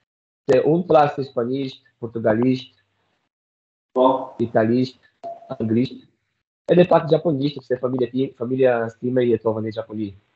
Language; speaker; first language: Albanian; non-native, learner; Portuguese